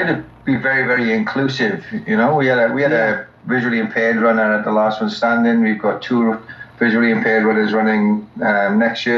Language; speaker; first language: English; native; English